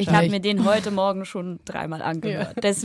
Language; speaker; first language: German; native; German